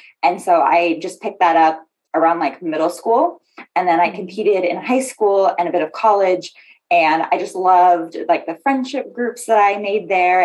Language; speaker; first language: English; native; English